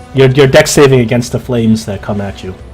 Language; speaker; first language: English; native; English